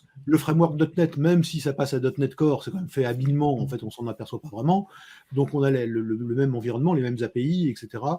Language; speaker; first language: French; native; French